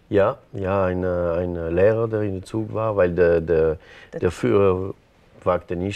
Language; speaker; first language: German; non-native, local second language; French